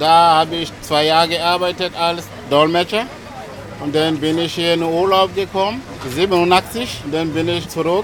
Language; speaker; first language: German; non-native, learner; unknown